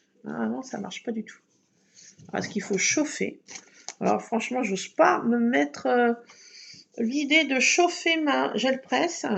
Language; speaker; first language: French; native; French